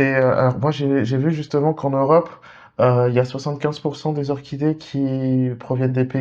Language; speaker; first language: French; native; French